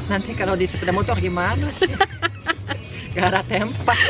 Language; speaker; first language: Indonesian; non-native, fluent; French